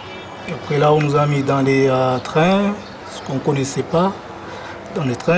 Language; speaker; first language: French; non-native, local second language; Comorian